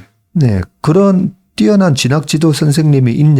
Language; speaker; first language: Korean; native; Korean